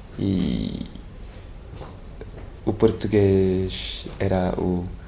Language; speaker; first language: Portuguese; non-native, learner; Korean